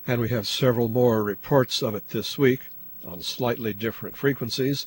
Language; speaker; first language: English; native; English